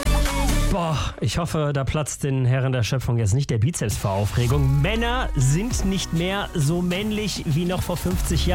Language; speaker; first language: German; native; German